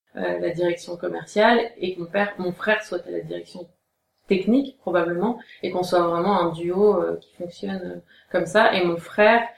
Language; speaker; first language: French; native; French